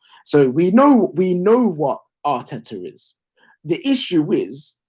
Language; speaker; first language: English; native; English